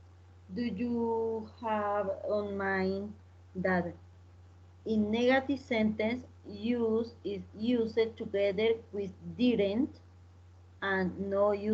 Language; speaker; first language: English; non-native, learner; Spanish